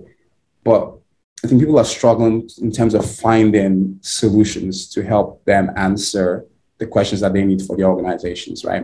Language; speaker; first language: English; non-native, local second language; Igbo